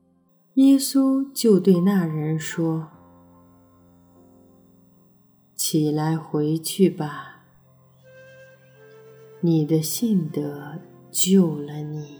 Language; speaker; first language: Chinese; native; Chinese